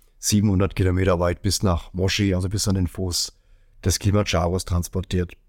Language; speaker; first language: German; native; German